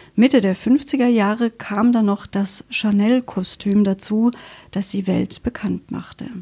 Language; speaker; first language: German; native; German